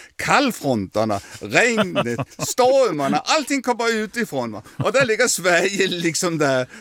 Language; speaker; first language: Swedish; native; Swedish